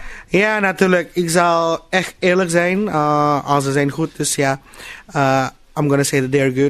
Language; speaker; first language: Dutch; non-native, learner; Indonesian